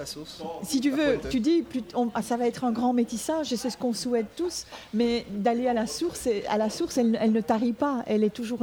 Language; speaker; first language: French; native; French